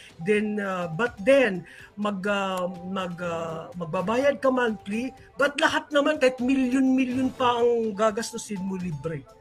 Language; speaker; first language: Filipino; non-native, local second language; Waray